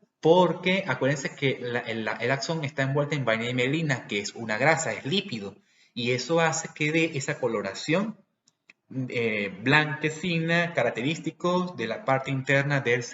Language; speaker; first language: Spanish; native; Spanish